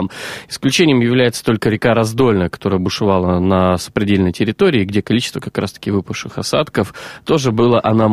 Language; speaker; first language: Russian; native; Russian